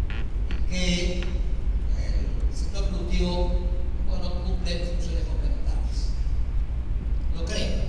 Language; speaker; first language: Spanish; native; Spanish